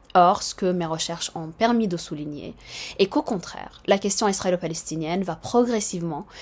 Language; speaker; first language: French; non-native, fluent; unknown